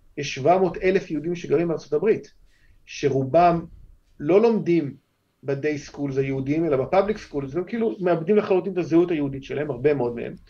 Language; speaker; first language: Hebrew; native; Hebrew